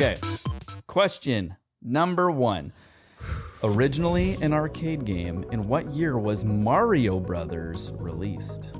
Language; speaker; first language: English; native; English